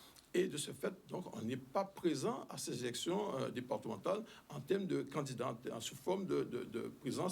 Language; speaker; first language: French; native; French